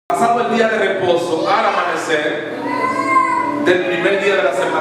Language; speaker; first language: Spanish; native; Spanish